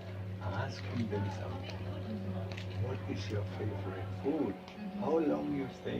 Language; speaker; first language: English; non-native, fluent; German